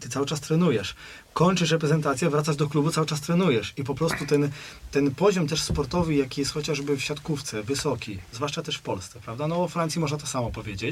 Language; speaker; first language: Polish; native; Polish